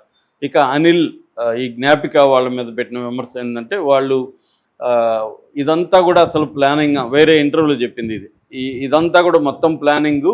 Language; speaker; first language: Telugu; native; Telugu